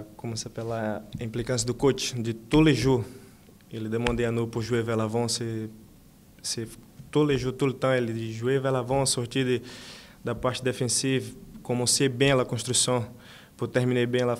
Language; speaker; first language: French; non-native, learner; Portuguese